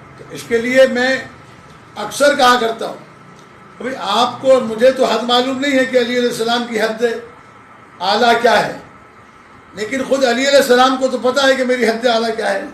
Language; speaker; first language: Urdu; non-native, local second language; Sindhi